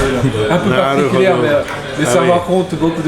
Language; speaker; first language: French; non-native, learner; Japanese